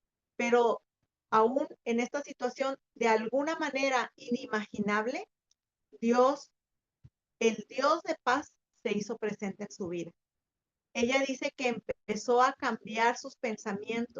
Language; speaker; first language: Spanish; native; Spanish